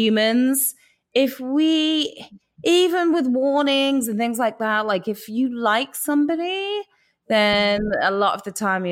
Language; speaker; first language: English; native; English